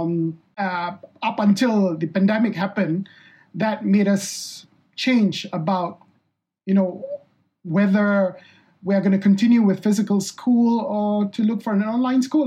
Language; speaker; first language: English; non-native, local second language; Malay